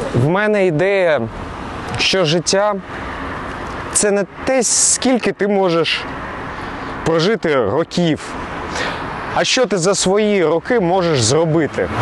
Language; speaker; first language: Ukrainian; non-native, local second language; Russian